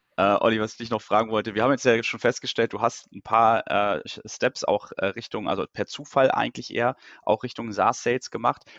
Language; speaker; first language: German; native; German